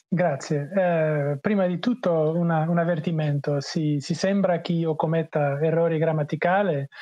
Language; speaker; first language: Italian; non-native, learner; Portuguese